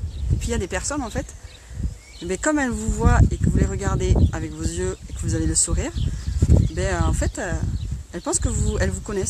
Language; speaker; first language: French; native; French